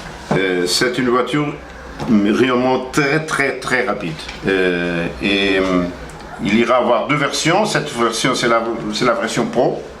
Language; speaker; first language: French; non-native, learner; Portuguese